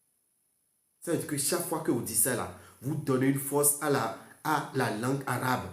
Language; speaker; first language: French; non-native, local second language; Fon